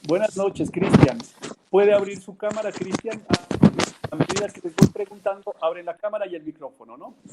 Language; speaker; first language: Spanish; native; Spanish